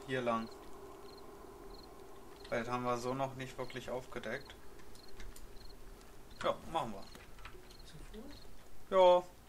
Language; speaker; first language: German; native; German